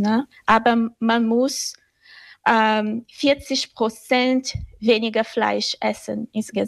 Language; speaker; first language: German; non-native, fluent; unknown